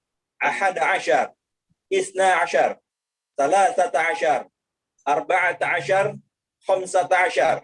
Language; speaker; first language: Arabic; non-native, learner; Indonesian